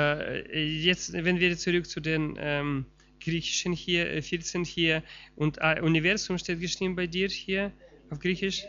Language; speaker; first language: German; non-native, fluent; Russian